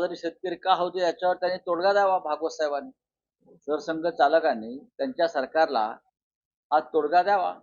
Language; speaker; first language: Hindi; non-native, local second language; Marathi